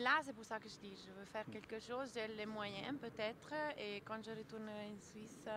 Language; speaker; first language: French; non-native, local second language; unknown